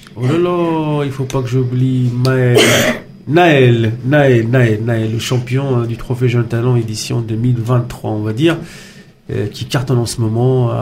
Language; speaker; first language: French; non-native, local second language; Arabic